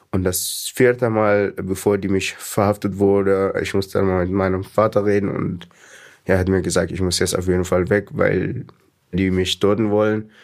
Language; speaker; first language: German; non-native, fluent; Arabic